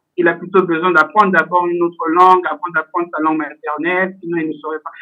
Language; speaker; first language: French; native; French